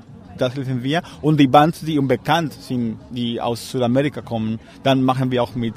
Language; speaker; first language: German; non-native, learner; Spanish